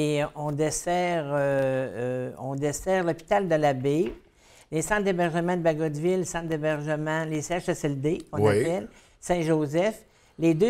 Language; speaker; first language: French; native; French